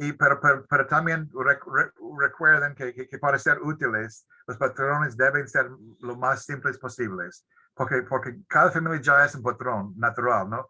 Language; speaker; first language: Spanish; non-native, fluent; English